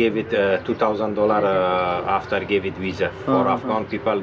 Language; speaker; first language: English; non-native, learner; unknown